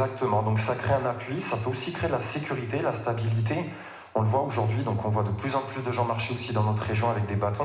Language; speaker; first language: French; native; French